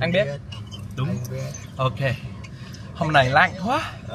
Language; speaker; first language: Vietnamese; non-native, learner; English